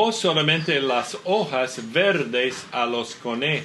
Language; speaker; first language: Spanish; non-native, learner; English